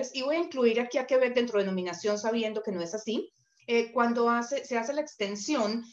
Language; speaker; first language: Spanish; native; Spanish